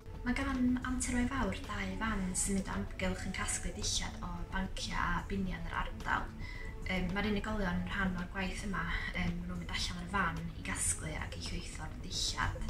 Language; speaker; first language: Welsh; native; Welsh